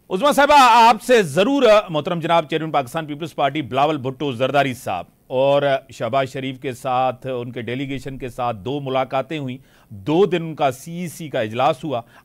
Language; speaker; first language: Urdu; non-native, local second language; Sindhi